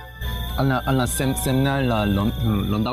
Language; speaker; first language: Vietnamese; non-native, learner; Korean